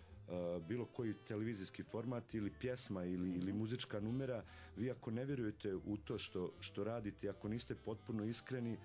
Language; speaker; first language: Serbian; native; Serbian